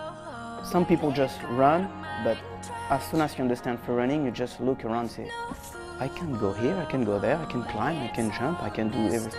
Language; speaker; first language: English; non-native, fluent; French